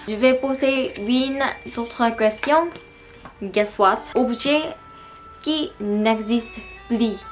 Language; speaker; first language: French; non-native, learner; Korean